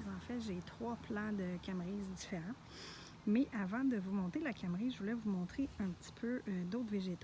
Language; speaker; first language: French; native; French